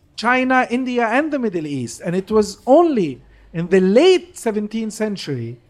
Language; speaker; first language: English; non-native, fluent; Arabic